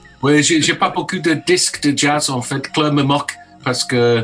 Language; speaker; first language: French; non-native, fluent; English